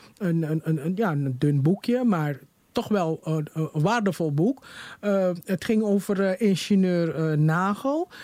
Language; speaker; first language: Dutch; native; Dutch